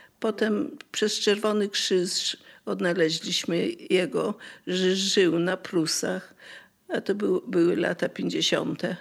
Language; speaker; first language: Polish; native; Polish